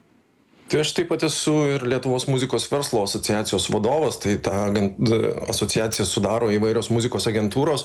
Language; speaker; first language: Lithuanian; native; Lithuanian